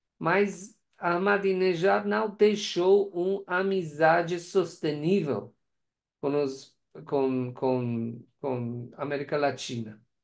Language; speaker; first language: Portuguese; non-native, learner; Persian